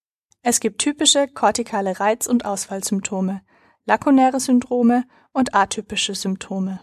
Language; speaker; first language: German; native; German